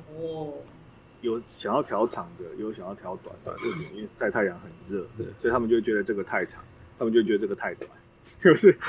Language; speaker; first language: Chinese; native; Chinese